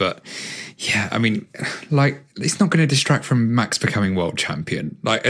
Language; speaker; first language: English; native; English